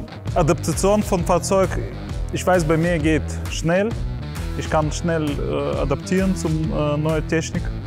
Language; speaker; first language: German; non-native, learner; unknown